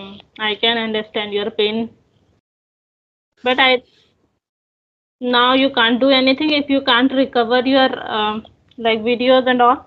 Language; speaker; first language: English; non-native, local second language; Hindi